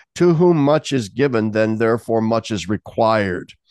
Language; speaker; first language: English; native; English